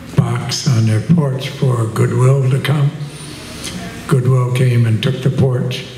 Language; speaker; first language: English; native; English